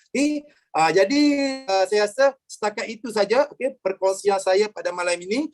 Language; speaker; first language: Malay; native; Malay